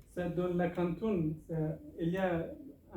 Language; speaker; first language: French; non-native, learner; Persian